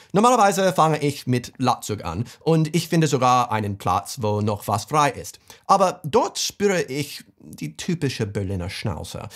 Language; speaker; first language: German; non-native, fluent; English